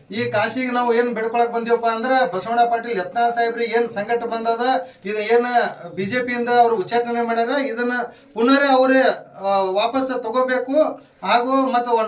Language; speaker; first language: Kannada; non-native, local second language; Lambadi